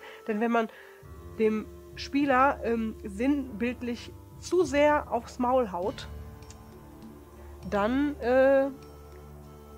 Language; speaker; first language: German; native; German